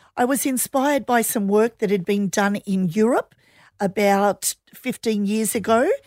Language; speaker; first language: English; native; English